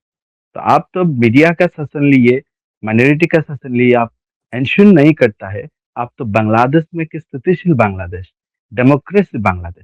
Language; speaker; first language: Hindi; non-native, learner; Bangla